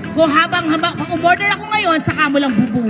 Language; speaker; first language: Filipino; native; Filipino